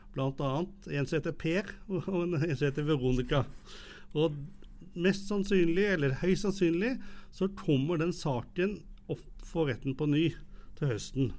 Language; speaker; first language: Norwegian; native; Norwegian